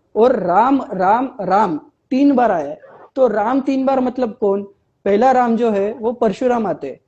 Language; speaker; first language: Hindi; non-native, local second language; Marathi